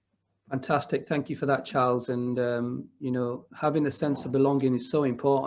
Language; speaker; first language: English; native; English